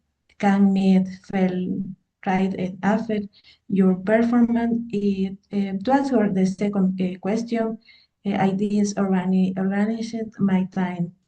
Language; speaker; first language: English; non-native, learner; Spanish